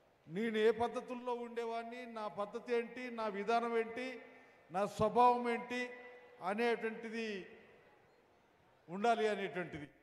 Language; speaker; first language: Telugu; native; Telugu